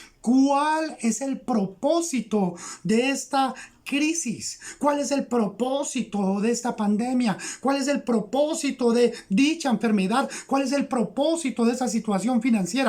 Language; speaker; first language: Spanish; native; Spanish